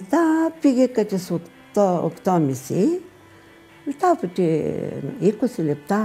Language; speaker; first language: Greek; non-native, learner; Bulgarian